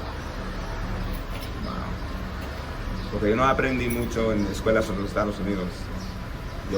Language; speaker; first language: Spanish; non-native, learner; English